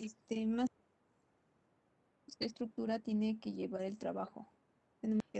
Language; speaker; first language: Spanish; native; Spanish